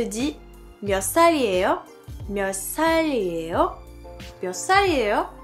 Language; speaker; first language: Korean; non-native, fluent; French